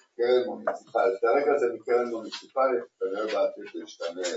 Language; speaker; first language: Hebrew; non-native, local second language; Arabic